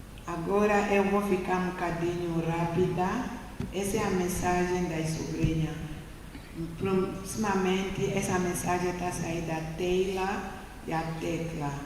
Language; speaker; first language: Portuguese; non-native, learner; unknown